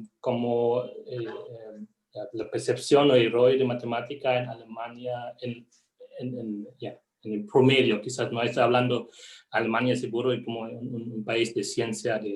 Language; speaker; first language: Spanish; non-native, fluent; German